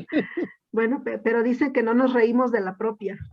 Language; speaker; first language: Spanish; native; Spanish